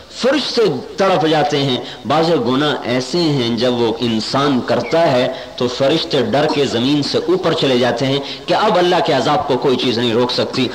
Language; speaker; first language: Urdu; non-native, local second language; Punjabi